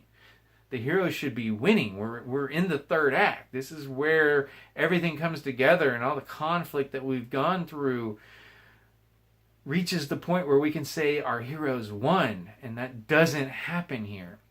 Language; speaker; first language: English; native; English